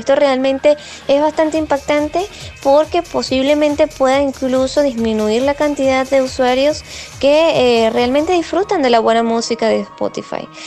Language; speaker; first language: Spanish; native; Spanish